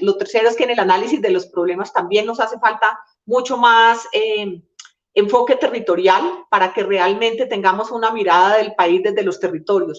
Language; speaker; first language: Spanish; native; Spanish